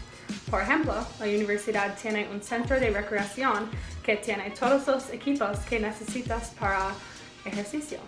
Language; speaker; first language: Spanish; non-native, learner; English